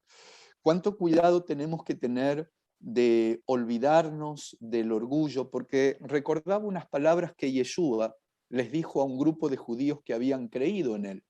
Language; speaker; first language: Spanish; native; Spanish